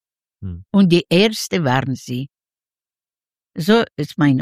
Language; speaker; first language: German; non-native, learner; Yiddish